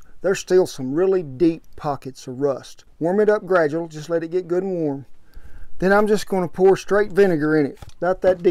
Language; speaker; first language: English; native; English